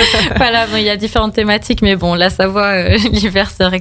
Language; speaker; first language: French; native; French